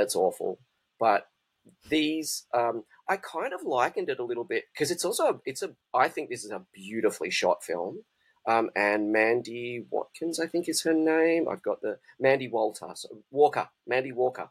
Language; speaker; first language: English; native; English